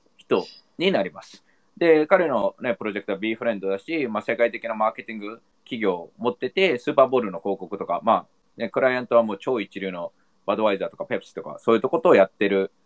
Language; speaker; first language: Japanese; non-native, fluent; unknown